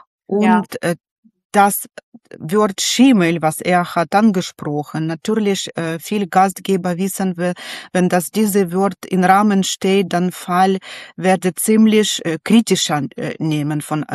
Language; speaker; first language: German; non-native, learner; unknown